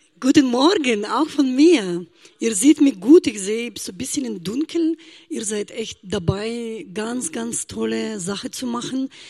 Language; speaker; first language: German; non-native, fluent; Russian